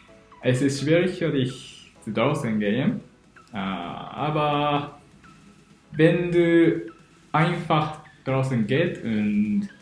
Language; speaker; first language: German; non-native, learner; Japanese